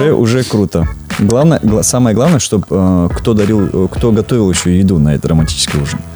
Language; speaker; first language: Russian; non-native, local second language; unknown